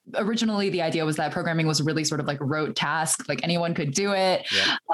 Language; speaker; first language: English; early bilingual, other home language; Chinese